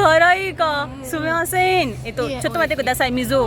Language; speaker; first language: Japanese; non-native, learner; Marathi